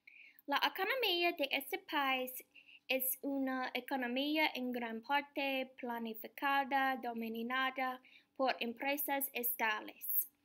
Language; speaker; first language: Spanish; non-native, learner; English